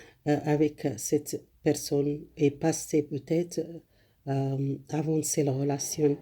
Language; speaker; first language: French; non-native, learner; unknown